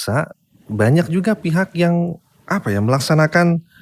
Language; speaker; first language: Indonesian; native; Indonesian